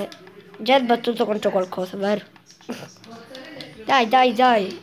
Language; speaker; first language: Italian; native; Italian